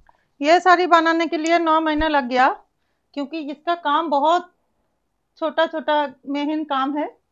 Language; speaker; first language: Hindi; non-native, local second language; Bangla